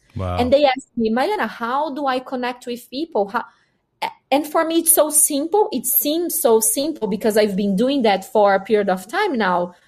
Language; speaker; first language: English; non-native, fluent; Portuguese